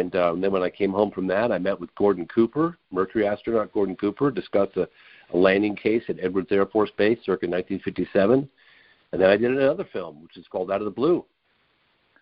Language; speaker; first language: English; native; English